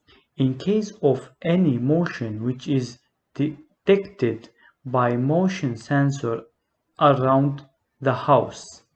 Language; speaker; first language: English; non-native, learner; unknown